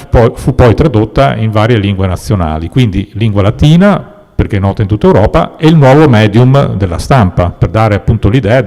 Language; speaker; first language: Italian; native; Italian